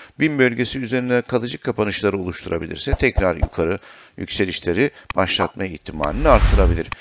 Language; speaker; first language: Turkish; native; Turkish